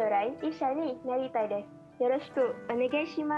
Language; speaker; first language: Japanese; non-native, learner; Malay